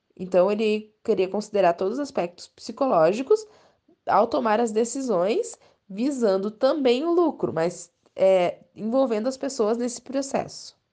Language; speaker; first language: Portuguese; native; Portuguese